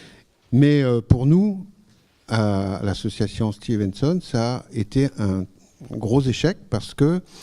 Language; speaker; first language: French; native; French